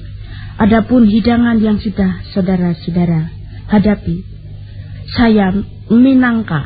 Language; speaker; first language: Indonesian; non-native, local second language; Javanese